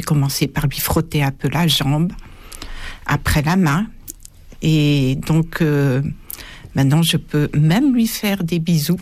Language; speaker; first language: French; native; French